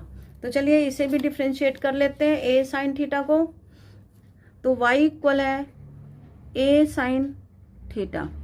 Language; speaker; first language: Hindi; native; Hindi